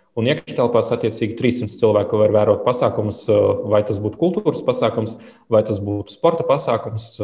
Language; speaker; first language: Latvian; early bilingual, other home language; Lithuanian